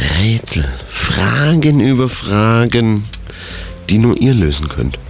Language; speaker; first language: German; native; German